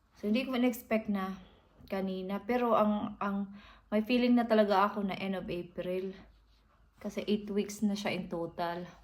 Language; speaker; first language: Filipino; non-native, local second language; Cebuano